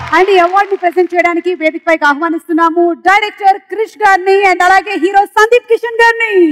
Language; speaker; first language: Telugu; non-native, local second language; Malayalam